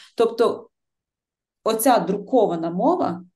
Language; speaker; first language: Ukrainian; native; Ukrainian